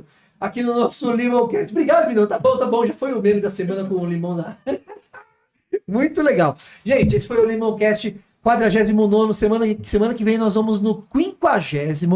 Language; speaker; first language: Portuguese; native; Portuguese